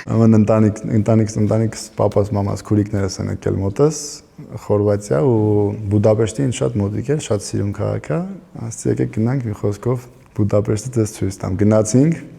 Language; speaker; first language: Armenian; native; Armenian